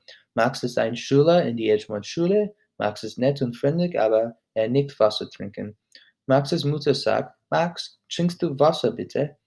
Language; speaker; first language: German; non-native, learner; English